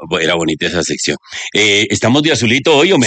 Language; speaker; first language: Spanish; native; Spanish